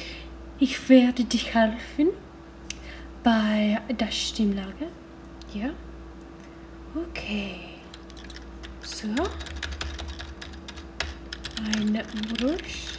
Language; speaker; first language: German; non-native, learner; English